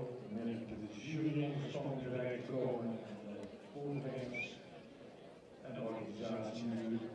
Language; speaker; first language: Dutch; native; Dutch